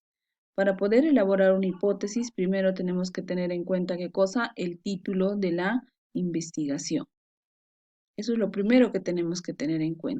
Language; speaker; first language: Spanish; native; Spanish